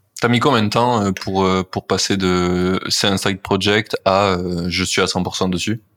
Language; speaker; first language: French; native; French